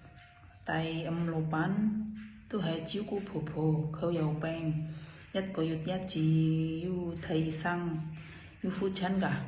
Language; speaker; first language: Cantonese; non-native, learner; Indonesian